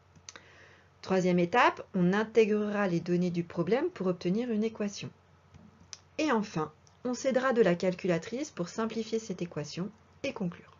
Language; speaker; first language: French; native; French